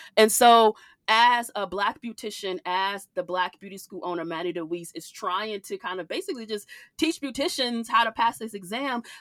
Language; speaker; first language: English; native; English